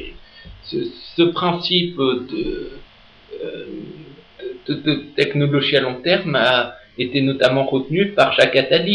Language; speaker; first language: French; native; French